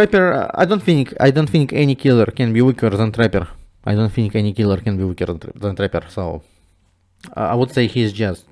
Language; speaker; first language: English; non-native, fluent; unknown